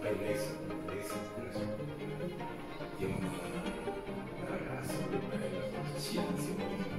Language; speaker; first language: Italian; non-native, learner; Chinese